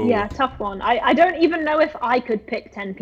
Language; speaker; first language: English; native; English